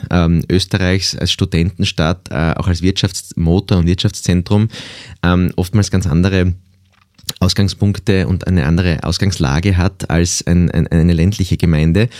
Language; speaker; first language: German; native; German